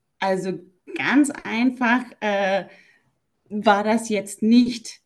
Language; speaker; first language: German; native; German